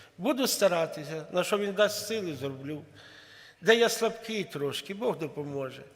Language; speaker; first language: Ukrainian; non-native, local second language; Russian